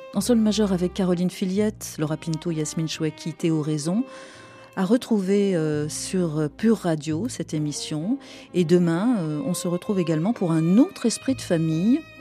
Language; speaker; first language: French; native; French